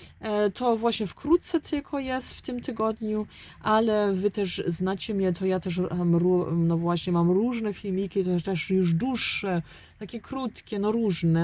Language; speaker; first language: Polish; early bilingual, heritage; German